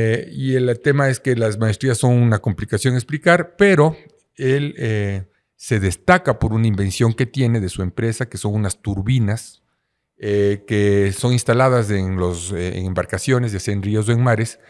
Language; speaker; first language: Spanish; native; Spanish